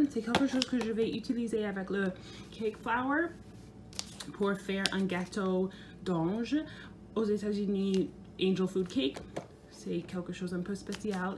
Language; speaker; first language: French; non-native, fluent; English